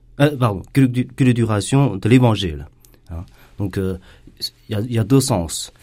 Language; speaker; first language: French; non-native, fluent; Chinese